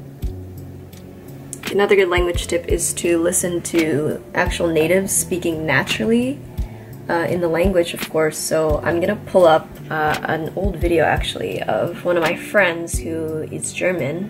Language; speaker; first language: English; native; English